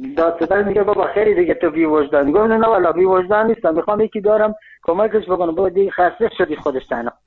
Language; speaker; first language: Persian; non-native, local second language; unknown